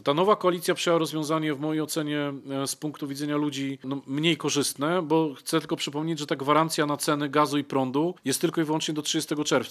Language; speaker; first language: Polish; native; Polish